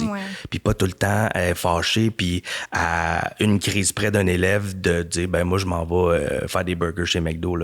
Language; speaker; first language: French; native; French